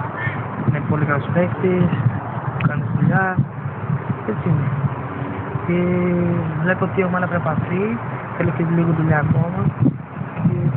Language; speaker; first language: Greek; non-native, learner; Portuguese